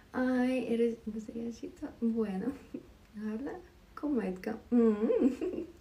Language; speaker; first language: Spanish; non-native, fluent; Ukrainian